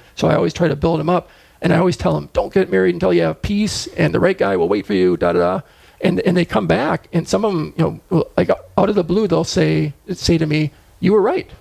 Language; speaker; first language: English; native; English